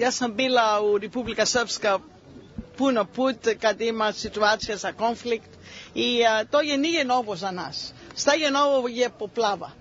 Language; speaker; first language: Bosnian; non-native, learner; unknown